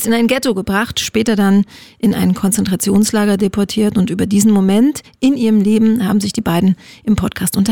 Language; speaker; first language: German; native; German